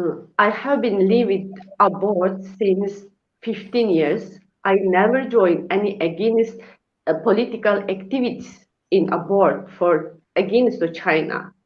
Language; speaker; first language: English; non-native, learner; Uyghur